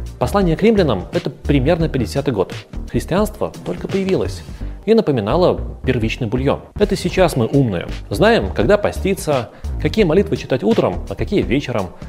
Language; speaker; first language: Russian; native; Russian